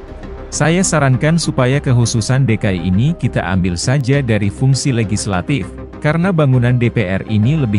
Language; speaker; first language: Indonesian; native; Indonesian